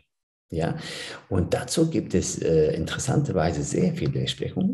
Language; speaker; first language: German; early bilingual, other home language; Turkish